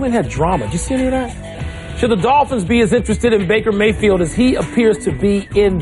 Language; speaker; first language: English; native; English